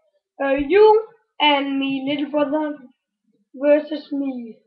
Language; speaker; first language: English; non-native, learner; Danish